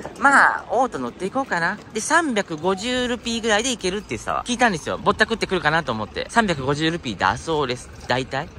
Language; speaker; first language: Japanese; native; Japanese